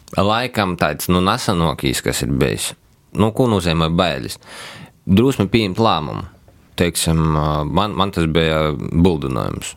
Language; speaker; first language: Latvian; native; Latvian